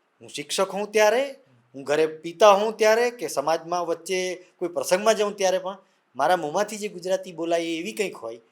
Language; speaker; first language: Gujarati; non-native, local second language; Vasavi